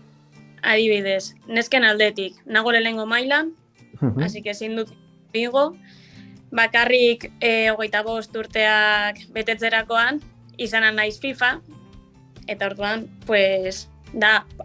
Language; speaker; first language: Basque; non-native, local second language; Spanish